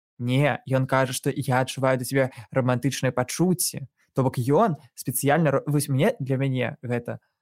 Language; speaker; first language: Belarusian; non-native, local second language; Russian